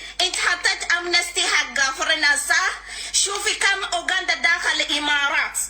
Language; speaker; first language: Arabic; non-native, learner; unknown